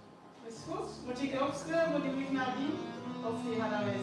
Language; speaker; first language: Dutch; non-native, learner; English